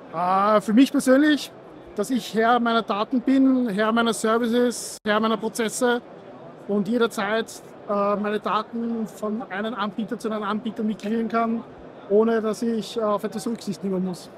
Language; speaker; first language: German; native; German